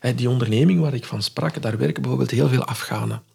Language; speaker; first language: Dutch; non-native, fluent; Arabic